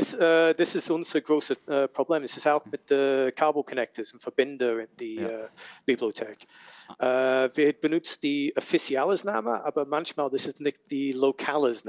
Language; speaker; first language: German; non-native, learner; English